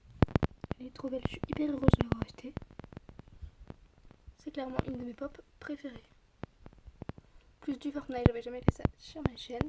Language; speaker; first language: French; native; French